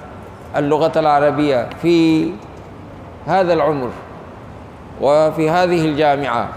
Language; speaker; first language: Arabic; non-native, fluent; Urdu